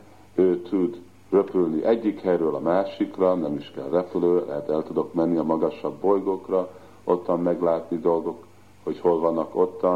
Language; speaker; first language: Hungarian; early bilingual, heritage; Hungarian